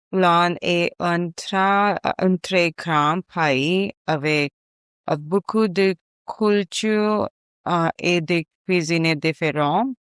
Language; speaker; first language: French; non-native, learner; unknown